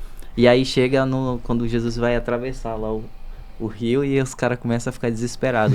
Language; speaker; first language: Portuguese; native; Portuguese